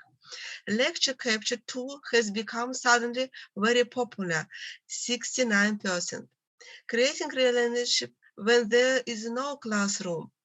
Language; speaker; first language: English; non-native, learner; Russian